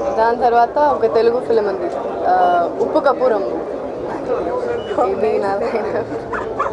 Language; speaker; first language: Telugu; non-native, fluent; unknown